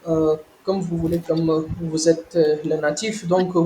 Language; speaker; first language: French; non-native, learner; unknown